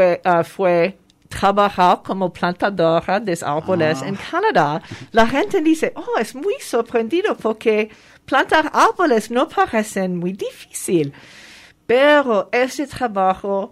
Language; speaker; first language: Spanish; non-native, fluent; French